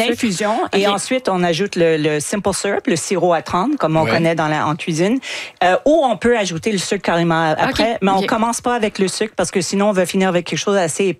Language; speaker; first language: French; non-native, fluent; English